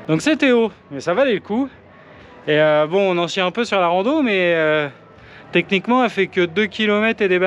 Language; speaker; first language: French; native; French